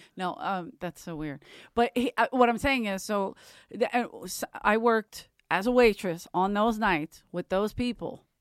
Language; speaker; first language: English; native; English